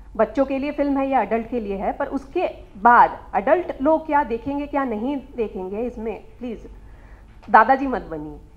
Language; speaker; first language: Hindi; native; Hindi